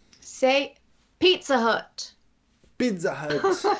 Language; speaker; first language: French; non-native, fluent; English